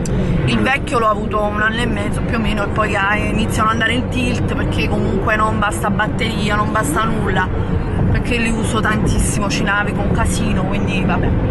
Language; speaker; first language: Italian; native; Italian